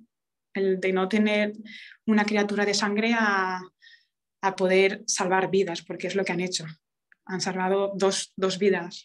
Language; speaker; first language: Spanish; early bilingual, other home language; Romanian